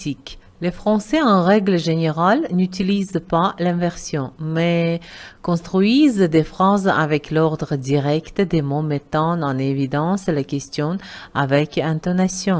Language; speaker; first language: French; non-native, fluent; Uzbek